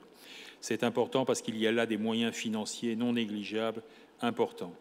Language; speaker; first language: French; native; French